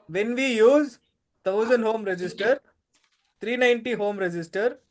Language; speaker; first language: English; non-native, local second language; Kannada